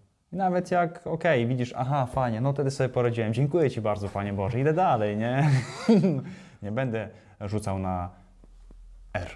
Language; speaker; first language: Polish; non-native, fluent; Ukrainian